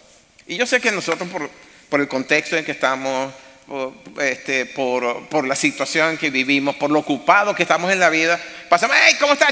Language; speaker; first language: Spanish; native; Spanish